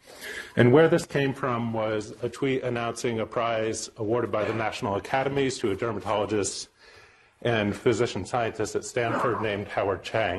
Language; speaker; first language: English; native; English